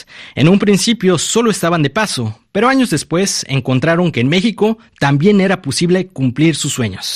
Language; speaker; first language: Spanish; native; Spanish